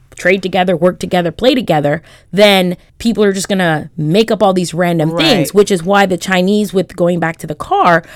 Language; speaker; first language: English; early bilingual, other home language; Haitian Creole